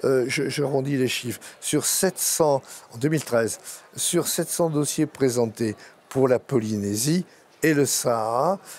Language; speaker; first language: French; native; French